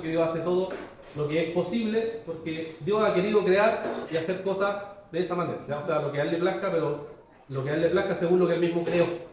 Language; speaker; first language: Spanish; native; Spanish